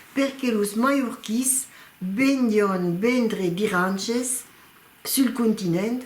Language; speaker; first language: Occitan; non-native, local second language; French